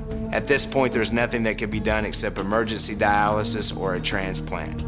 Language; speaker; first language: English; native; English